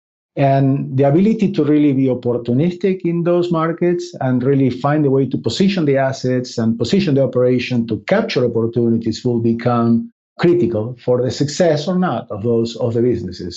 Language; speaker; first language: English; non-native, fluent; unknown